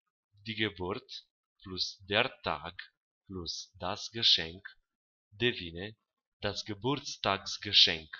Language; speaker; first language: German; non-native, fluent; Romanian